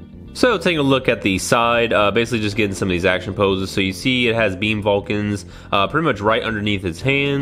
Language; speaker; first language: English; native; English